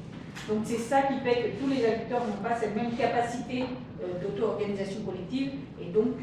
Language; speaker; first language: French; native; French